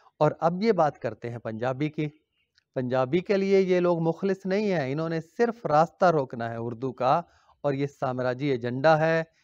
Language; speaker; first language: Urdu; non-native, local second language; Punjabi